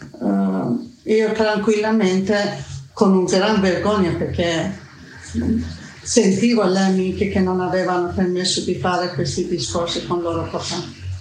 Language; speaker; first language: Italian; non-native, fluent; Persian